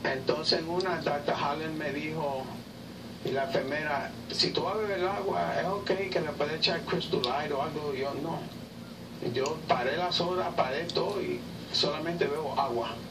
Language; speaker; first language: Spanish; early bilingual, heritage; Spanish